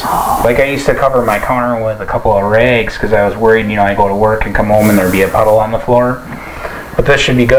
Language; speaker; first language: English; native; English